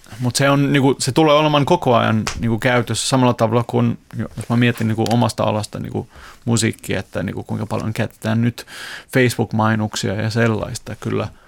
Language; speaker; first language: Finnish; non-native, fluent; English